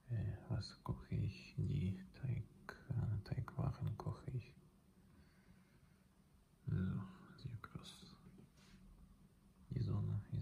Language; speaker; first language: German; non-native, learner; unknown